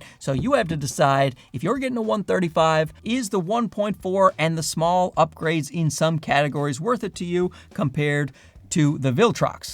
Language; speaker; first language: English; native; English